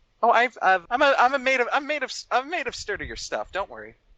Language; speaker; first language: English; native; English